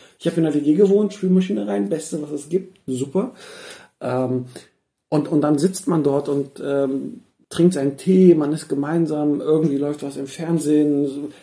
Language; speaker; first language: German; early bilingual, other home language; Persian